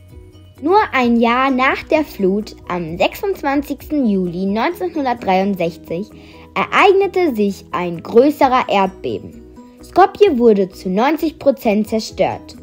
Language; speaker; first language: German; non-native, fluent; Macedonian